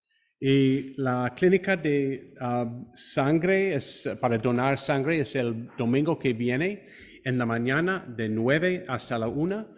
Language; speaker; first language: Spanish; non-native, fluent; English